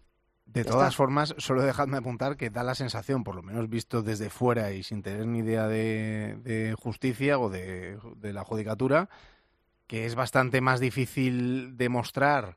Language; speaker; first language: Spanish; native; Spanish